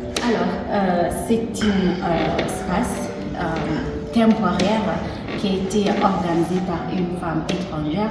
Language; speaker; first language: French; non-native, learner; Amharic